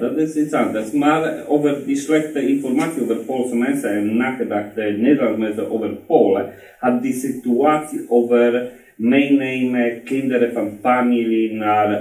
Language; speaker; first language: Dutch; non-native, learner; Polish